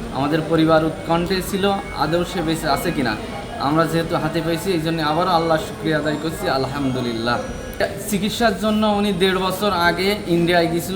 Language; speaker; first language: Bangla; native; Bangla